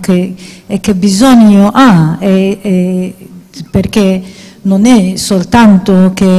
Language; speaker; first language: Italian; non-native, fluent; Maltese